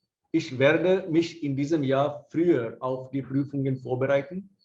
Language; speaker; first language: German; non-native, fluent; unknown